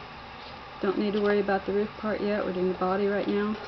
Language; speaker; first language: English; native; English